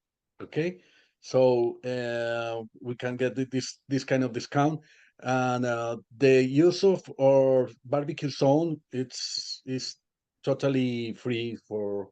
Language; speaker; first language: English; non-native, learner; Spanish